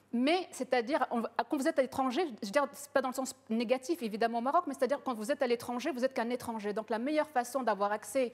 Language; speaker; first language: French; early bilingual, other home language; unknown